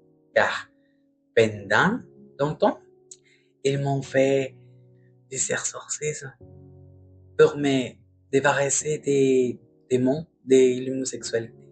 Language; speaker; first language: French; non-native, learner; Spanish